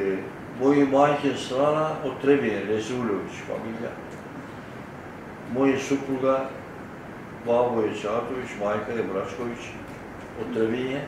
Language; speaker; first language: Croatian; early bilingual, heritage; Turkish